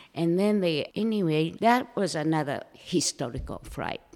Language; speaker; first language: English; non-native, fluent; Japanese